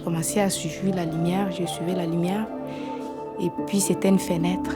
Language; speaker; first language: French; non-native, local second language; Swahili